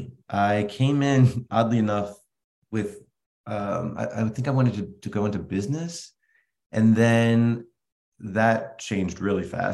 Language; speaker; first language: English; native; English